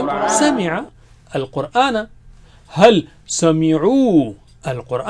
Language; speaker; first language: Arabic; non-native, fluent; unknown